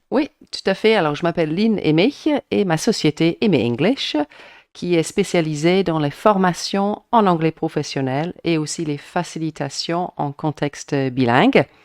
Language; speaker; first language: French; non-native, fluent; English